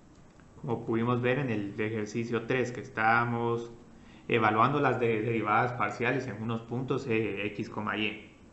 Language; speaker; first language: Spanish; native; Spanish